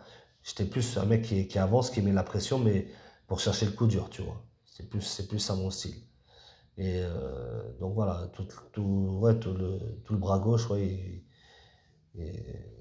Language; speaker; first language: French; native; French